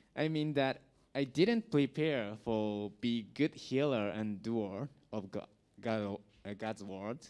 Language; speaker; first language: English; non-native, learner; Japanese